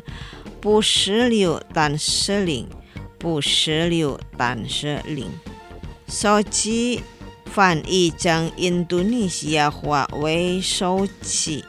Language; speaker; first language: Chinese; non-native, fluent; Indonesian